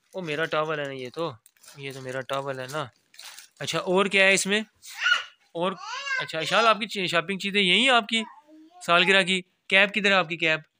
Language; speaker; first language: Urdu; non-native, local second language; Punjabi